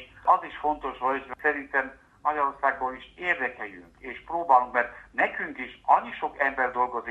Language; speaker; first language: Hungarian; non-native, fluent; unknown